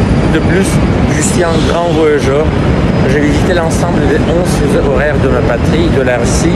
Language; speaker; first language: French; non-native, fluent; Russian